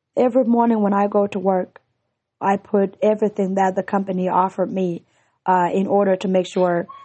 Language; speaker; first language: English; non-native, fluent; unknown